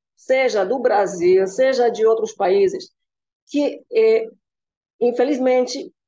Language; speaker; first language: Portuguese; non-native, fluent; Hungarian